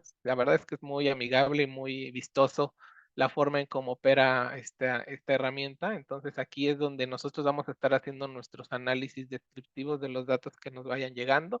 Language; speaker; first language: Spanish; native; Spanish